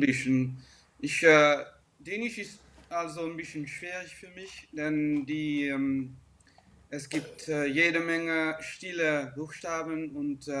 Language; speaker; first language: German; early bilingual, heritage; Dutch